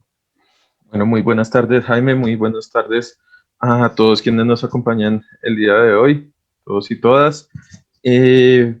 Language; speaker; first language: Spanish; native; Spanish